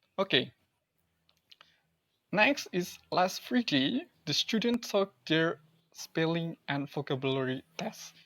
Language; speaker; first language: English; non-native, learner; Indonesian